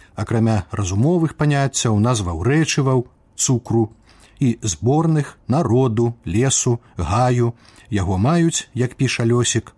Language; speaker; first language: Belarusian; native; Belarusian